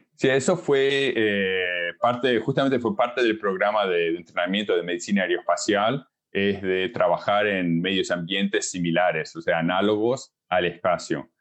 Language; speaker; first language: Spanish; early bilingual, heritage; Spanish